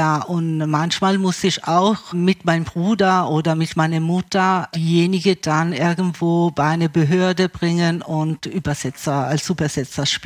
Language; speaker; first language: German; early bilingual, other home language; Italian